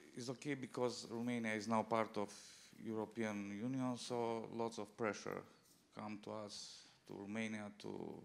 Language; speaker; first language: English; non-native, learner; Romanian